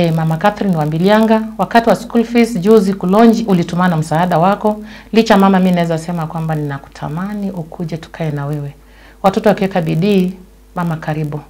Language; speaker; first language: Swahili; non-native, local second language; Luyia